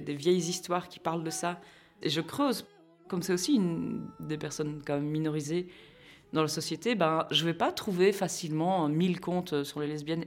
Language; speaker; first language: French; native; French